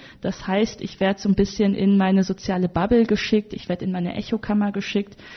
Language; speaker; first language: German; native; German